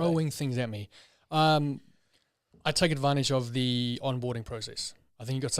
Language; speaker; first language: English; native; English